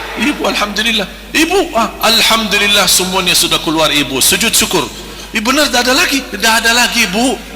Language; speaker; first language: Malay; non-native, fluent; Arabic